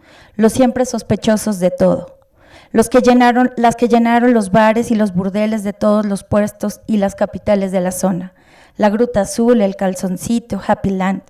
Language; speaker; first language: Spanish; native; Spanish